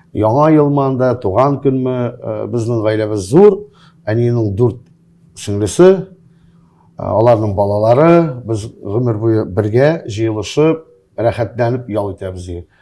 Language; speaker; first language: Tatar; non-native, local second language; Russian